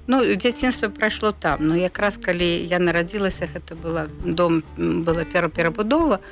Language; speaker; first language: Belarusian; native; Belarusian